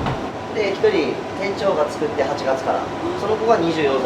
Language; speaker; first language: Japanese; native; Japanese